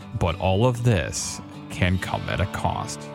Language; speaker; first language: English; native; English